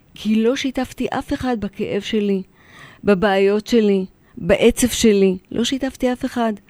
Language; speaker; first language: Hebrew; early bilingual, other home language; Polish